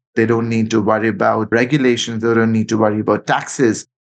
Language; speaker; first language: English; non-native, local second language; Bangla